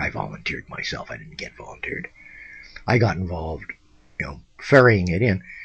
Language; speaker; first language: English; native; English